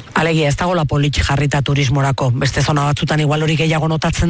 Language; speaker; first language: Basque; native; Basque